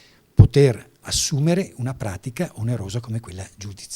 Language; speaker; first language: Italian; native; Italian